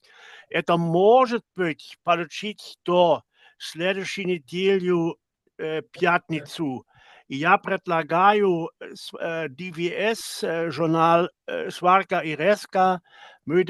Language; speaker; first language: Russian; non-native, learner; German